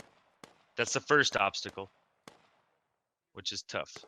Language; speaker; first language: English; native; English